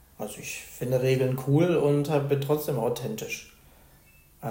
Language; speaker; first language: German; native; German